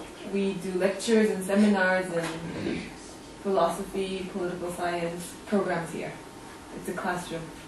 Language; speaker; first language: English; non-native, fluent; Korean